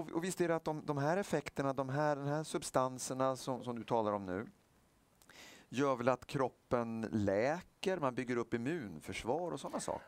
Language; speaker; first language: Swedish; native; Swedish